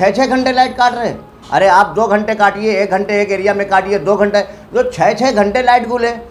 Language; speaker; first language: Hindi; non-native, local second language; Urdu